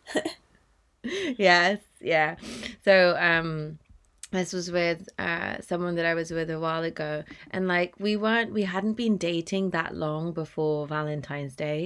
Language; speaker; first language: English; native; English